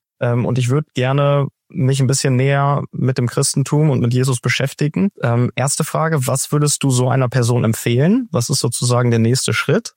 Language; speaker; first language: German; native; German